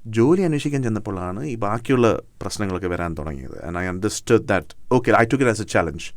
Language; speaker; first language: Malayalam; native; Malayalam